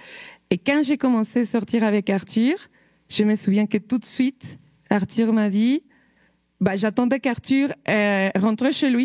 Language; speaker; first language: French; non-native, fluent; Spanish